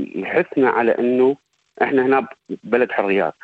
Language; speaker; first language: Arabic; native; Arabic